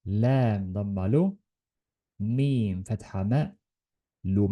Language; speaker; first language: Arabic; non-native, learner; Estonian